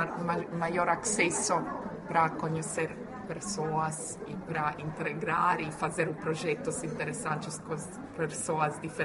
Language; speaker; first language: Portuguese; non-native, learner; Croatian